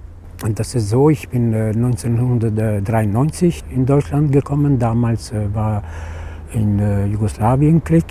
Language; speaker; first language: German; non-native, learner; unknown